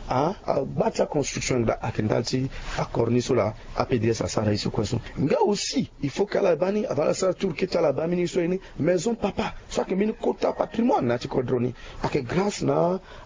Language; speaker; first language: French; non-native, local second language; Sango